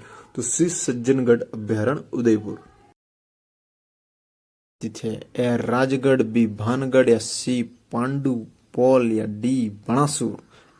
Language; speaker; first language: Hindi; native; Hindi